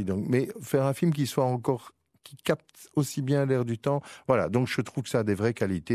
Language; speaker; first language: French; native; French